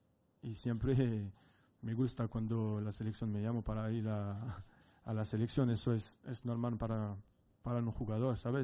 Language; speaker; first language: Spanish; non-native, fluent; French